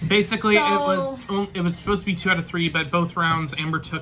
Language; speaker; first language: English; native; English